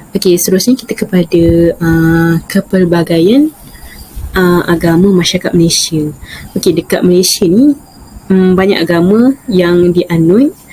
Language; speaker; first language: Malay; native; Malay